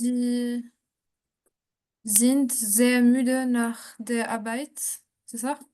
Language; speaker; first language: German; non-native, learner; French